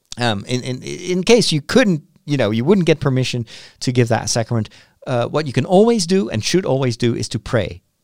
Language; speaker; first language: English; non-native, fluent; Dutch